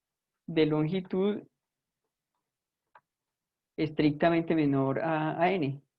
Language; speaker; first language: Spanish; native; Spanish